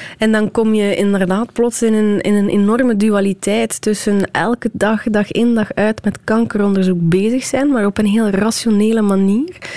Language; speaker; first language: Dutch; native; Dutch